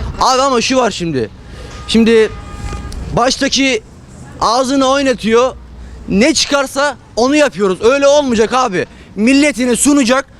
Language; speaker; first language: Turkish; native; Turkish